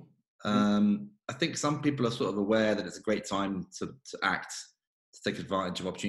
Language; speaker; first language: English; native; English